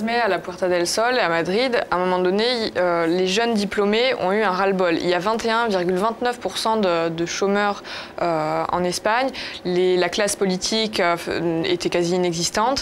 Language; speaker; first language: French; native; French